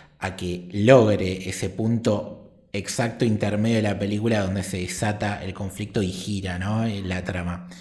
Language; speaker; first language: Spanish; native; Spanish